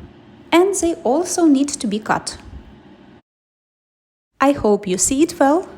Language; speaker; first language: English; non-native, fluent; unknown